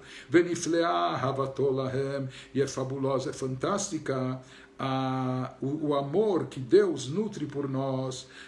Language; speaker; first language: Portuguese; native; Portuguese